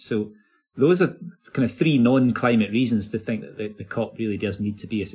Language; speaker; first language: English; native; English